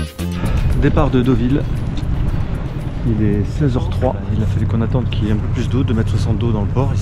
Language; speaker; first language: French; native; French